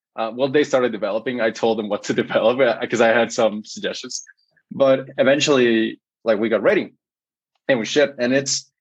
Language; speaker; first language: English; non-native, fluent; Spanish